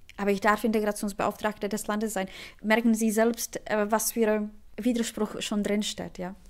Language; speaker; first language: German; non-native, fluent; Czech